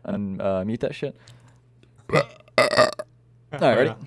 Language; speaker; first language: English; native; English